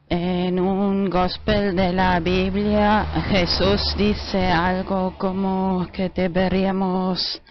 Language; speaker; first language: Spanish; non-native, fluent; German